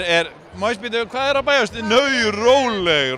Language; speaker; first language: Icelandic; native; Icelandic